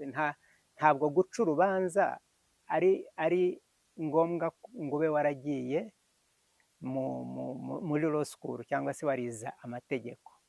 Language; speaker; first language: Kinyarwanda; early bilingual, heritage; Kinyarwanda